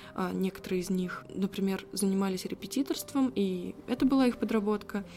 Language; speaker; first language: Russian; native; Russian